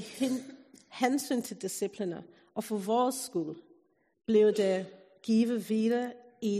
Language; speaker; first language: Danish; non-native, fluent; English